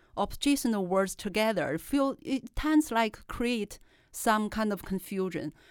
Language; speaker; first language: English; non-native, fluent; Chinese